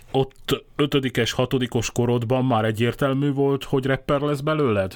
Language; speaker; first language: Hungarian; native; Hungarian